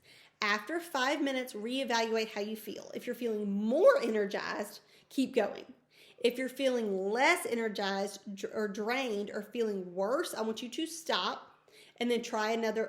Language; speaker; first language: English; native; English